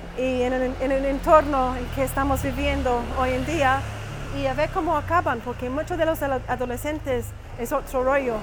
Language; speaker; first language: Spanish; non-native, fluent; English